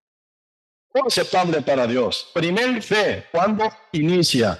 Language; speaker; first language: Spanish; non-native, learner; Korean